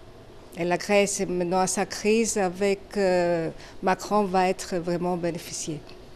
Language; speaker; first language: French; non-native, learner; Greek